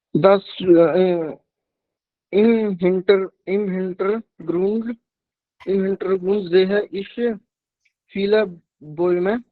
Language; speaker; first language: German; non-native, learner; Hindi